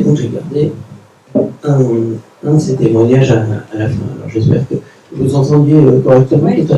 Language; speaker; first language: French; native; French